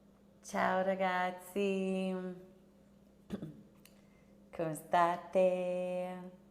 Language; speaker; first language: Italian; non-native, fluent; Portuguese